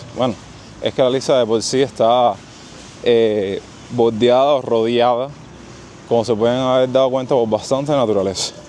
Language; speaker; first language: Spanish; native; Spanish